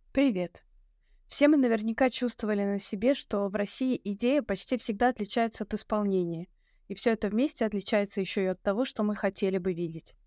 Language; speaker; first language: Russian; native; Russian